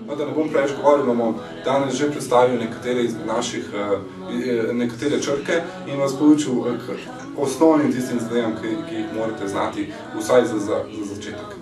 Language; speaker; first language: Slovenian; early bilingual, other home language; Bosnian